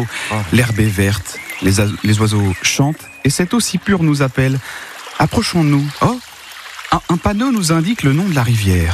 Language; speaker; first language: French; native; French